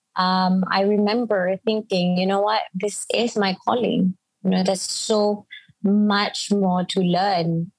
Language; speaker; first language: English; non-native, local second language; Malay